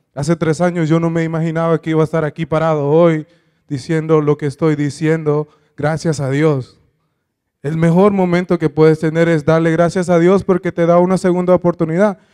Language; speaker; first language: Spanish; native; Spanish